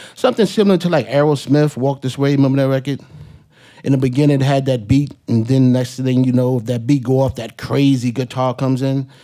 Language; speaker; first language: English; native; English